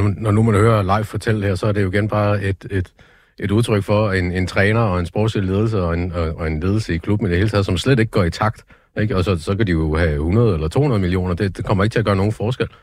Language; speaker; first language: Danish; native; Danish